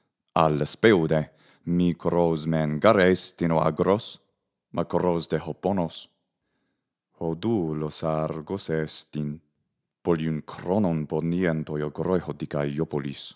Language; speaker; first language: Greek; non-native, fluent; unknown